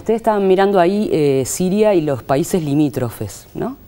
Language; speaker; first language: Spanish; native; Spanish